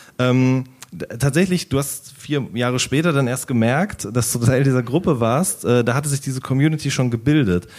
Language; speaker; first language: German; native; German